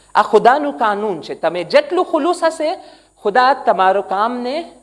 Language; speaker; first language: Gujarati; non-native, learner; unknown